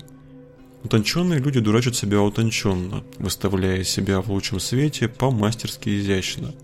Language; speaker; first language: Russian; native; Russian